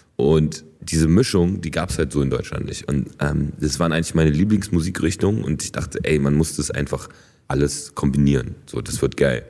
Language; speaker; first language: German; early bilingual, other home language; Polish